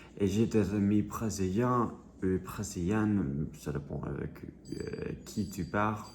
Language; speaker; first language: French; non-native, learner; English